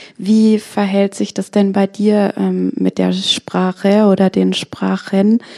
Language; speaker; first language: German; native; German